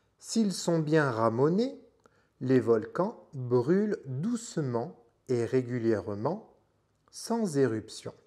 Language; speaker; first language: French; native; French